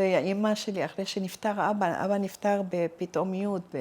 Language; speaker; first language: Hebrew; non-native, fluent; Arabic